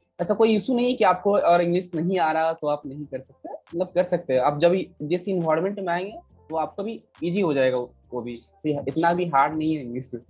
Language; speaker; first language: Hindi; native; Hindi